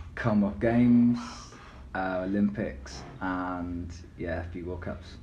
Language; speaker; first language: English; native; English